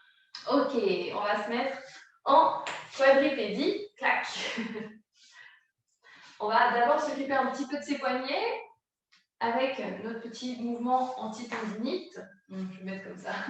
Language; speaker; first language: French; native; French